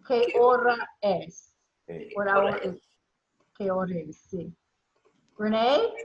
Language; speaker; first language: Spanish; non-native, fluent; English